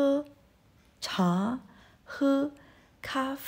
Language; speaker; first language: Chinese; non-native, fluent; Indonesian